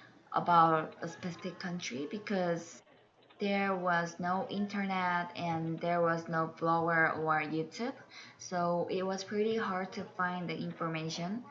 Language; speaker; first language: English; non-native, learner; Korean